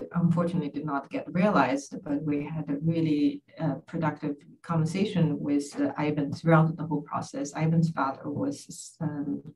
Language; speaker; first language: English; non-native, fluent; Chinese